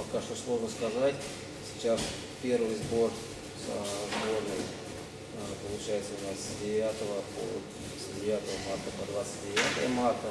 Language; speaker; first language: Russian; native; Russian